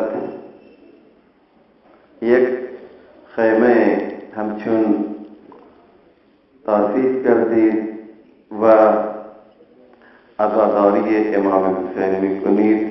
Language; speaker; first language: Persian; non-native, fluent; Urdu